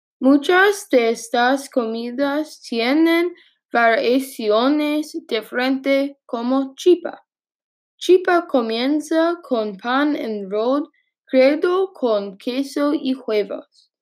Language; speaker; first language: Spanish; non-native, learner; English